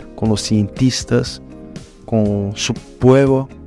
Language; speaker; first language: Spanish; non-native, learner; Portuguese